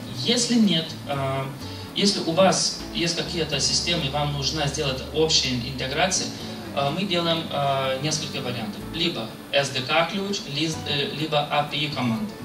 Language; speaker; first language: Russian; non-native, fluent; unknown